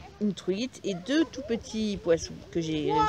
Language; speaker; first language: French; native; French